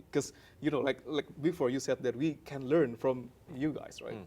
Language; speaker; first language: English; non-native, fluent; Indonesian